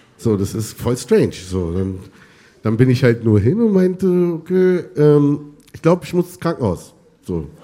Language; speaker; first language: German; early bilingual, other home language; Arabic